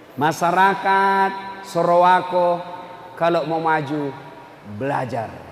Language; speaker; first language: Indonesian; native; Indonesian